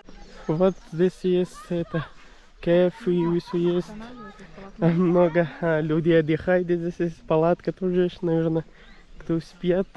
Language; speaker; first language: Russian; non-native, learner; Urdu